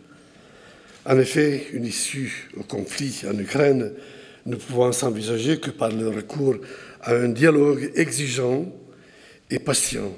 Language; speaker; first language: French; non-native, fluent; Italian